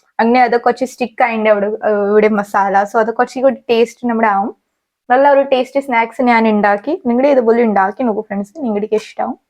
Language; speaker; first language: Malayalam; non-native, learner; Hindi